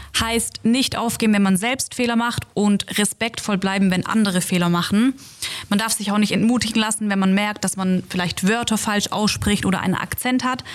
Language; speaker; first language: German; native; German